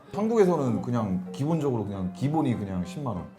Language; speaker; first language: Korean; native; Korean